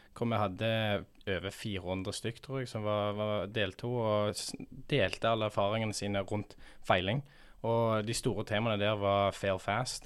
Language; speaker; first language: Norwegian; early bilingual, heritage; English